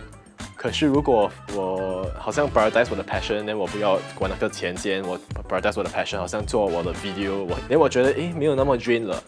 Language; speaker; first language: Chinese; non-native, local second language; English